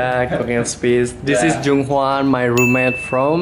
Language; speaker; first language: English; non-native, learner; Indonesian